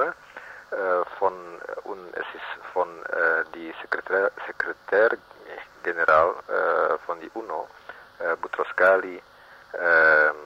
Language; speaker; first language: German; non-native, learner; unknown